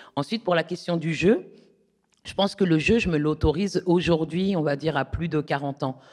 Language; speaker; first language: French; native; French